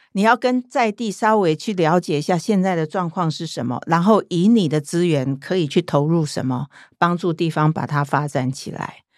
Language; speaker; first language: Chinese; native; Chinese